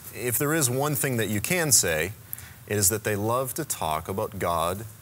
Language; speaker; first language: English; native; English